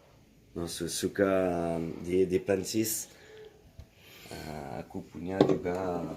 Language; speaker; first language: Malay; non-native, learner; French